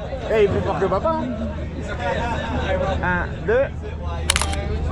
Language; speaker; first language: French; native; French